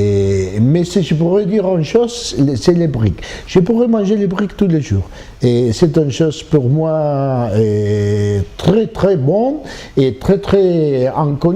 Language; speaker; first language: French; non-native, fluent; Spanish